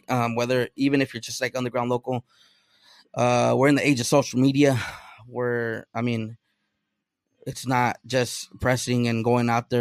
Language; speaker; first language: English; early bilingual, other home language; Spanish